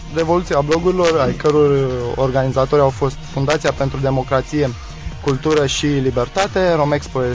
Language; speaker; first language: Romanian; native; Romanian